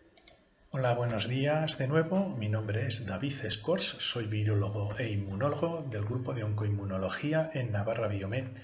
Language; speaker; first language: Spanish; native; Spanish